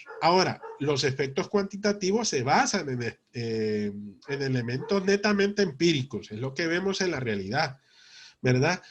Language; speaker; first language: Spanish; native; Spanish